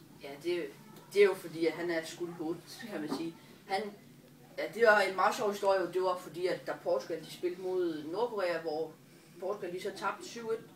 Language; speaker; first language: Danish; native; Danish